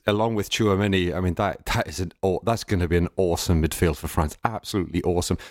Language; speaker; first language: English; native; English